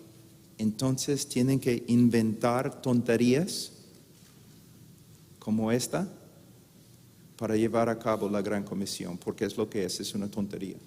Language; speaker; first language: Spanish; non-native, fluent; English